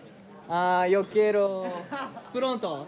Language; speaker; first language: Spanish; non-native, learner; Japanese